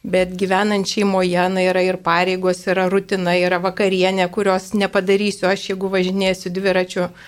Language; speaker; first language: Lithuanian; native; Lithuanian